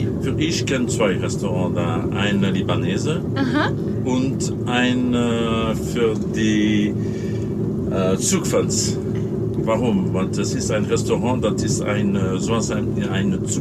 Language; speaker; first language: German; non-native, learner; French